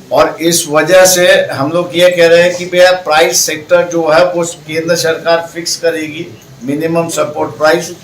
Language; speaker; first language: Hindi; non-native, local second language; Marathi